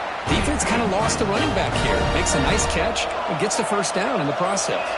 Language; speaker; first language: English; native; English